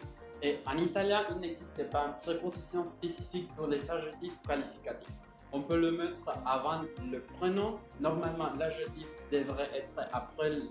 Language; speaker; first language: French; non-native, learner; Spanish